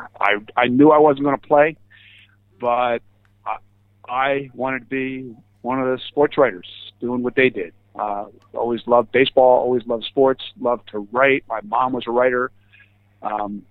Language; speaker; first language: English; native; English